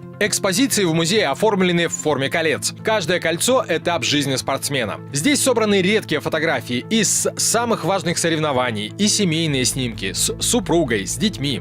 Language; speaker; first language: Russian; native; Russian